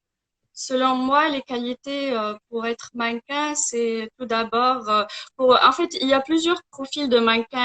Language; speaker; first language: French; non-native, local second language; Arabic